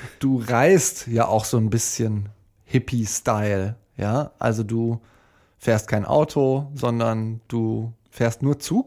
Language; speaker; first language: German; native; German